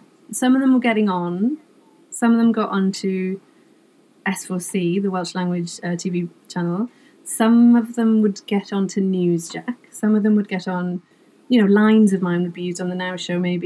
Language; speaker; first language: English; non-native, local second language; Welsh